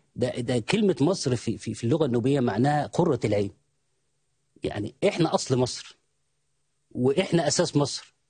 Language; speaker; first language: Arabic; native; Arabic